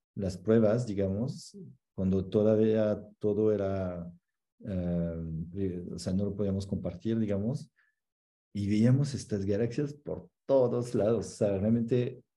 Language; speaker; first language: Spanish; non-native, fluent; French